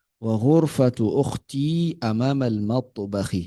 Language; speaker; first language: Arabic; non-native, fluent; Yoruba